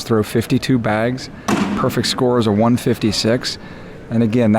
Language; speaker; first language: English; native; English